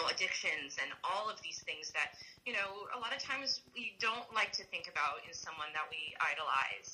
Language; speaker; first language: English; native; English